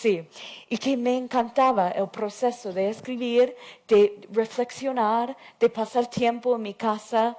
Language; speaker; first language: Spanish; non-native, fluent; English